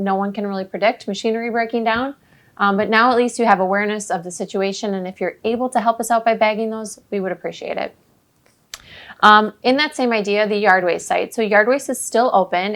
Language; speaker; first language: English; native; English